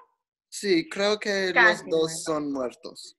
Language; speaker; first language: Spanish; non-native, learner; English